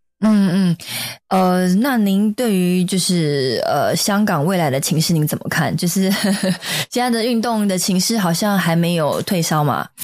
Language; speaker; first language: Chinese; native; Chinese